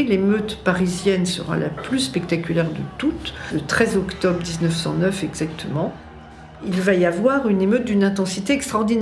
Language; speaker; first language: French; native; French